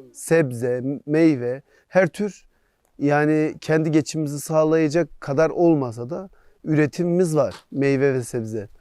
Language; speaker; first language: Turkish; native; Turkish